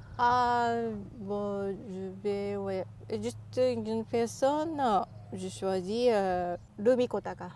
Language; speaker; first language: French; non-native, learner; Japanese